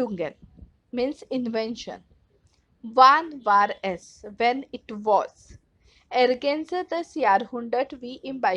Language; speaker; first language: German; non-native, fluent; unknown